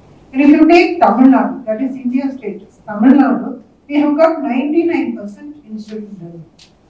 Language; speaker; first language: English; non-native, local second language; Tamil